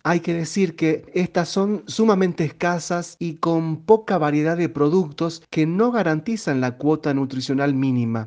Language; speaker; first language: Spanish; native; Spanish